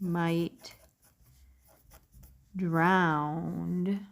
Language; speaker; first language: English; native; English